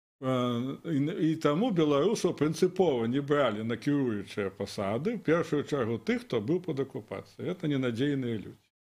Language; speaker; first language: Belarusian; non-native, local second language; Russian